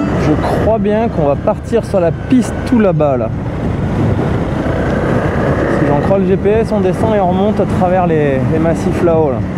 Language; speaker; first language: French; native; French